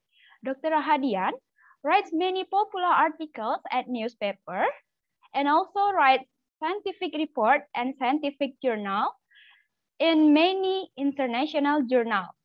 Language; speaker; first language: English; non-native, fluent; Indonesian